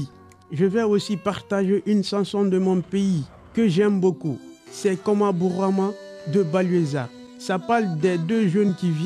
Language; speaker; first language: French; non-native, local second language; Susu